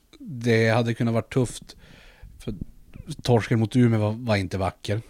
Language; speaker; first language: Swedish; native; Swedish